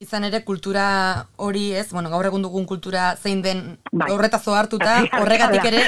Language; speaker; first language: Basque; native; Basque